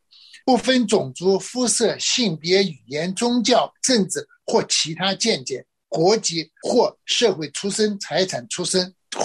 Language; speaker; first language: Chinese; native; Chinese